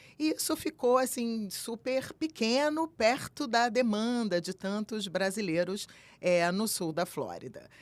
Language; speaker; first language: Portuguese; native; Portuguese